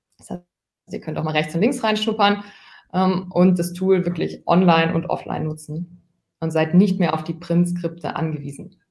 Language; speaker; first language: German; native; German